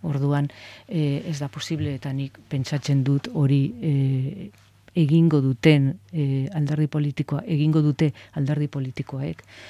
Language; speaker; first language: Basque; non-native, local second language; Spanish